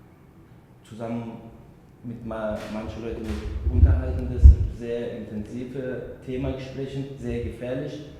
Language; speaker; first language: German; non-native, learner; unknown